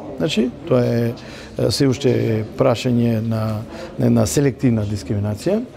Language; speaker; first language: Macedonian; non-native, local second language; Romany